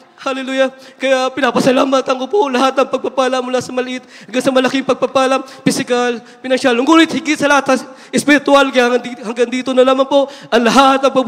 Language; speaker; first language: Filipino; native; Filipino